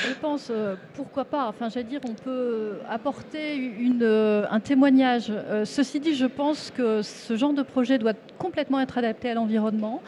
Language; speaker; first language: French; native; French